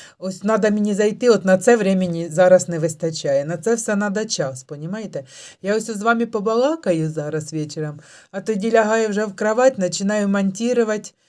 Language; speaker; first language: Ukrainian; native; Ukrainian